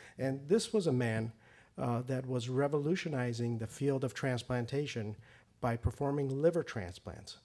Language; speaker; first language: English; early bilingual, other home language; Persian